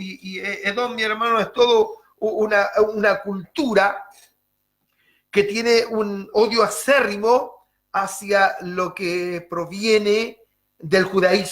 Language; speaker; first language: Spanish; native; Spanish